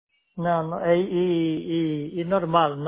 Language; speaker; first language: Spanish; non-native, learner; Portuguese